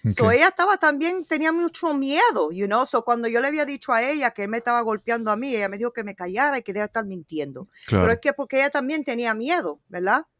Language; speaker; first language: Spanish; early bilingual, heritage; Spanish